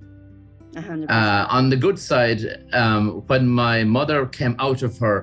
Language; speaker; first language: English; native; English